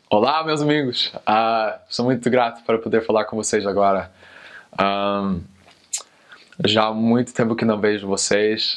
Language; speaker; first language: Portuguese; non-native, fluent; English